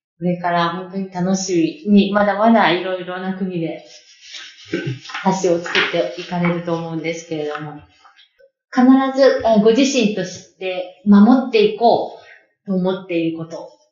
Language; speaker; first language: Japanese; native; Japanese